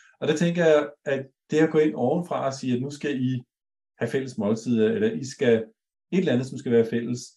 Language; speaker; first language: Danish; native; Danish